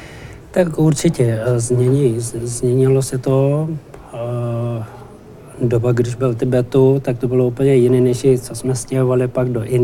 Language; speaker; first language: Czech; non-native, learner; Tibetan